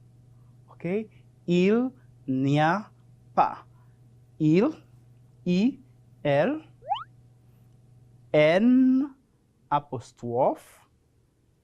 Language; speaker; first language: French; non-native, fluent; Spanish